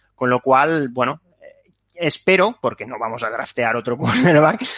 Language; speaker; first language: Spanish; native; Spanish